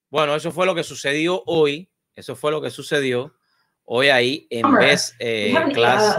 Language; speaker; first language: Spanish; native; Spanish